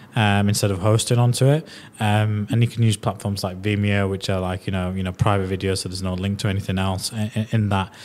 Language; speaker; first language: English; native; English